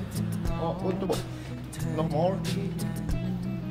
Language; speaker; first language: English; non-native, learner; Korean